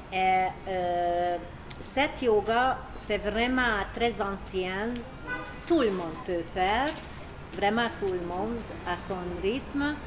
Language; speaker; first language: French; non-native, learner; Hungarian